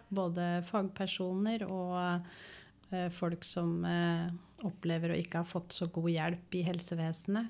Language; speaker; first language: Norwegian; native; Norwegian